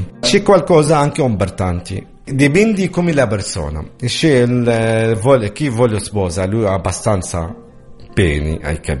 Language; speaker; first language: Italian; non-native, learner; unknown